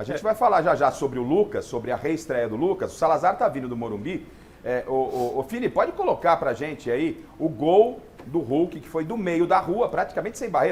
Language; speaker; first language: Portuguese; native; Portuguese